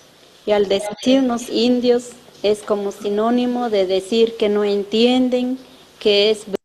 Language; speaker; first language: Spanish; non-native, local second language; Kaqchikel